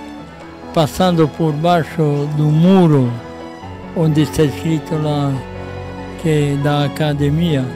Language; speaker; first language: Portuguese; non-native, fluent; Italian